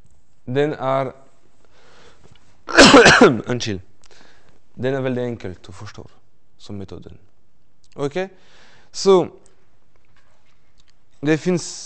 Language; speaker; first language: Norwegian; non-native, fluent; French